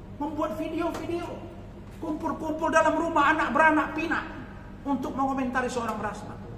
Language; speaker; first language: Indonesian; native; Indonesian